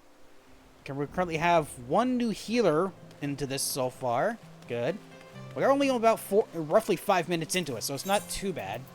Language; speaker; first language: English; native; English